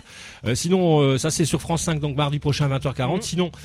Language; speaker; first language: French; native; French